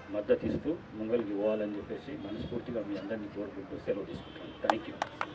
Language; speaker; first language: Telugu; native; Telugu